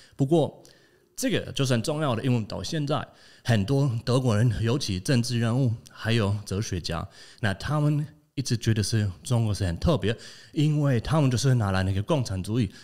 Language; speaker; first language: Chinese; non-native, fluent; German